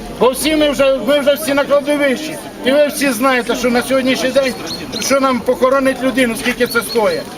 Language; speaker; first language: Ukrainian; native; Ukrainian